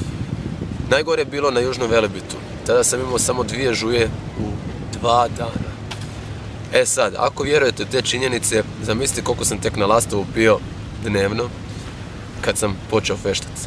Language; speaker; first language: Croatian; native; Croatian